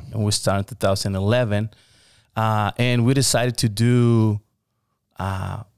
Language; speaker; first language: English; non-native, learner; Spanish